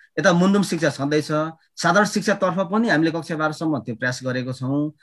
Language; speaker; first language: Nepali; non-native, local second language; Limbu